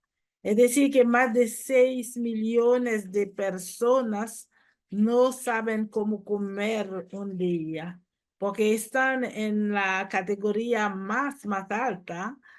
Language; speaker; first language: Spanish; non-native, fluent; Haitian Creole